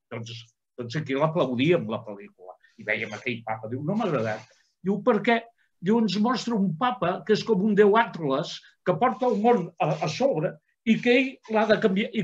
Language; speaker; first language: Catalan; native; Catalan